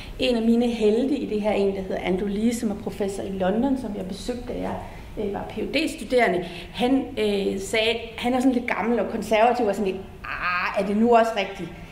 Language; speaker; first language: Danish; native; Danish